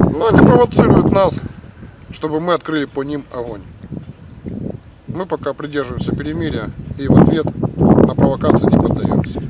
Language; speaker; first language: Russian; native; Russian